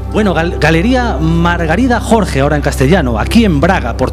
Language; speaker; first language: Spanish; native; Spanish